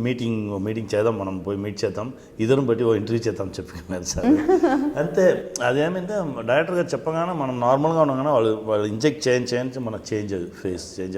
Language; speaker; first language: Telugu; non-native, local second language; Tamil